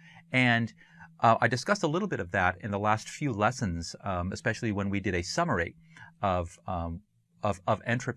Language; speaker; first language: English; native; English